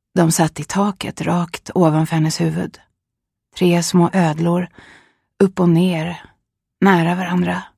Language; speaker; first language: Swedish; native; Swedish